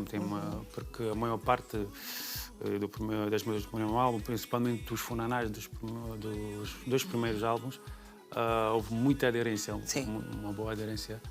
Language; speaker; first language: Portuguese; non-native, local second language; Kabuverdianu